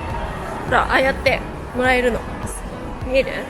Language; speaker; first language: Japanese; native; Japanese